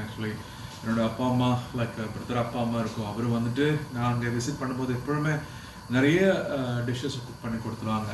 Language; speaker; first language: Tamil; non-native, learner; Malayalam